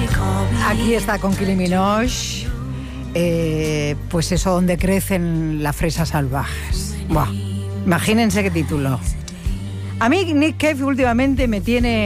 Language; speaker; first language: Spanish; native; Spanish